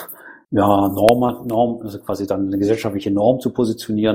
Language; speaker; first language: German; native; German